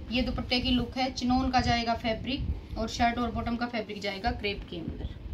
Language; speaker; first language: Hindi; native; Hindi